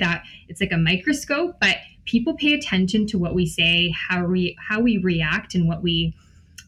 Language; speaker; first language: English; native; English